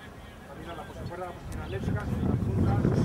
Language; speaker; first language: Spanish; native; Spanish